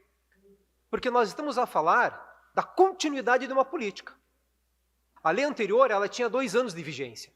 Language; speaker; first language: Portuguese; native; Portuguese